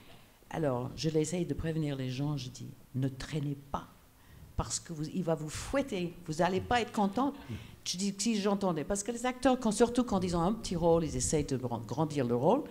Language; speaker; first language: French; non-native, fluent; English